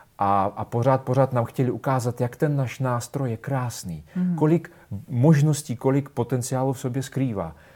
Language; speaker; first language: Czech; non-native, fluent; Russian